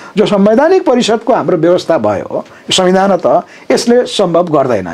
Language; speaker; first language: Nepali; native; Nepali